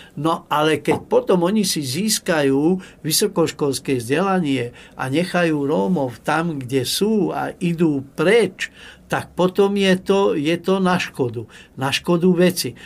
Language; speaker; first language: Slovak; non-native, local second language; Hungarian